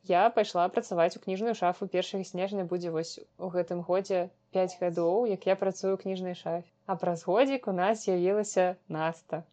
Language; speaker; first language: Belarusian; native; Belarusian